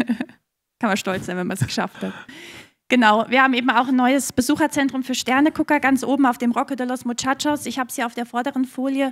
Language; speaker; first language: German; native; German